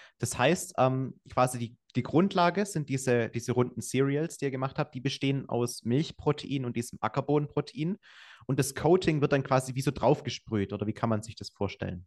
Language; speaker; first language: German; native; German